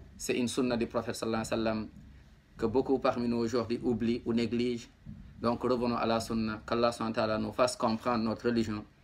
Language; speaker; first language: French; non-native, local second language; Wolof